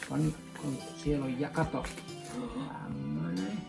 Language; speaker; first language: Finnish; native; Finnish